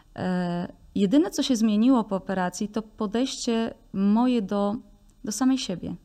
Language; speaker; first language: Polish; native; Polish